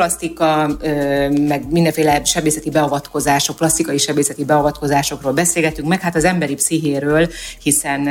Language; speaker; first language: Hungarian; native; Hungarian